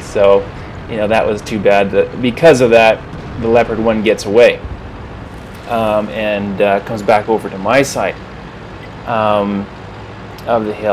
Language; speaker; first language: English; native; English